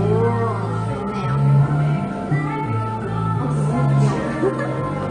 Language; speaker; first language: Korean; non-native, fluent; Chinese